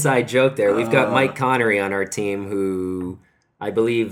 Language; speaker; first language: English; native; English